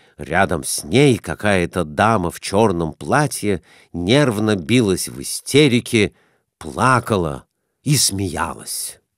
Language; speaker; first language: Russian; native; Russian